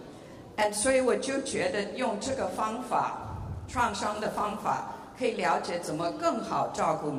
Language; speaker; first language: Chinese; early bilingual, heritage; English